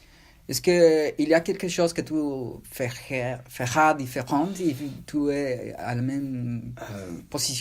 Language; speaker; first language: French; non-native, learner; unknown